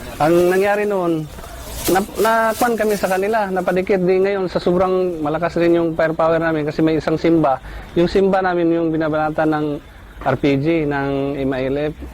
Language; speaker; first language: Filipino; non-native, local second language; Cebuano